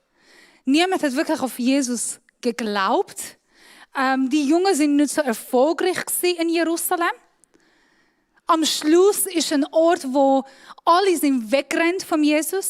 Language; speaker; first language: German; non-native, fluent; Persian